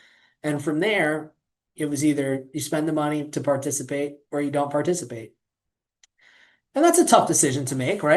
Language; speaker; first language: English; native; English